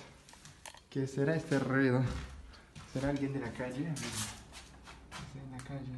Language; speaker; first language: Spanish; non-native, fluent; French